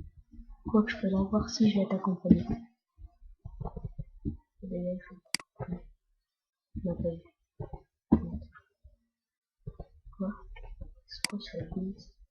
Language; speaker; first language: French; native; French